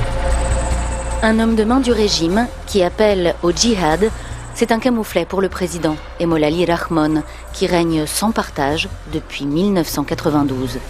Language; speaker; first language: French; native; French